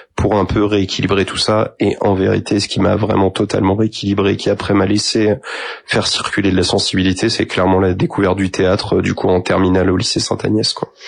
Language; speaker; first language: French; native; French